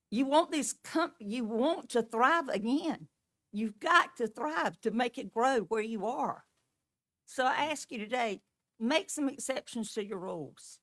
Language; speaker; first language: English; native; English